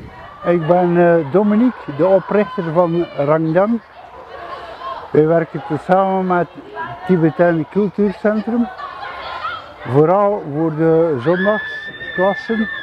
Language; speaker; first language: Dutch; non-native, fluent; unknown